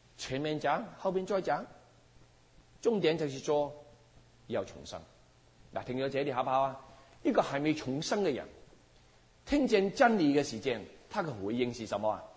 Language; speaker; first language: Chinese; non-native, local second language; Cantonese